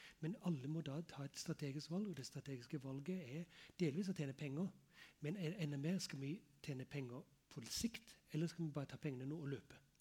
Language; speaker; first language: Norwegian; native; Norwegian